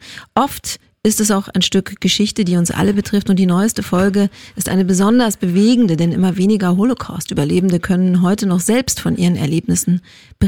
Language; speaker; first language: German; native; German